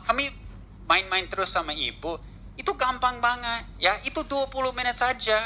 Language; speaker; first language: Indonesian; non-native, learner; English